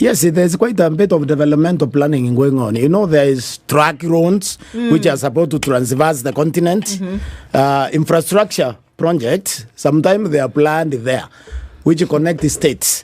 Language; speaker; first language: English; non-native, local second language; Meru